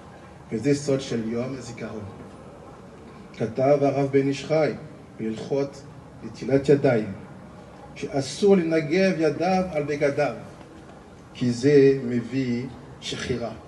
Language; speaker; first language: Hebrew; non-native, learner; French